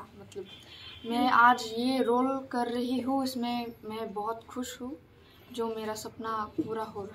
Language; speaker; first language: Hindi; non-native, local second language; Bangla